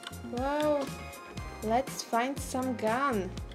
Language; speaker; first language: English; non-native, fluent; Polish